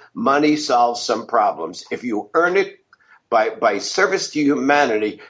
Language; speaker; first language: English; native; English